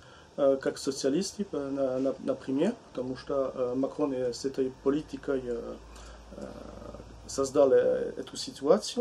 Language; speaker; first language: Russian; non-native, learner; French